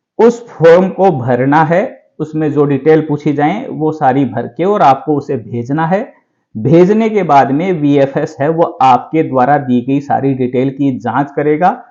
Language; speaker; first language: Hindi; native; Hindi